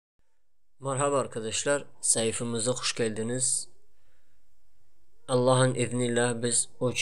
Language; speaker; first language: Turkish; non-native, fluent; Tajik